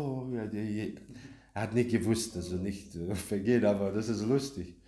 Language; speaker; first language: German; non-native, learner; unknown